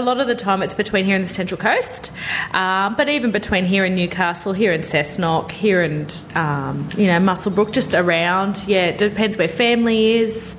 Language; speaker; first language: English; native; English